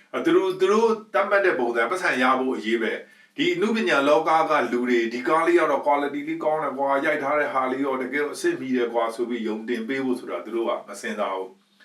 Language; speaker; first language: Burmese; native; Burmese